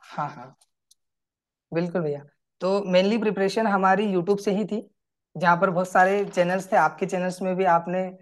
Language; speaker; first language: Hindi; native; Hindi